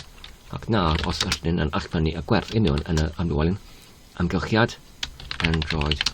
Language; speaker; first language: Welsh; non-native, learner; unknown